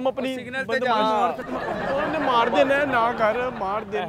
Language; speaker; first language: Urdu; non-native, local second language; Punjabi